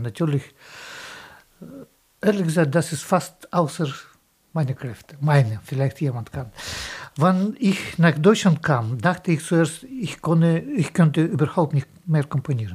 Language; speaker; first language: German; non-native, fluent; Russian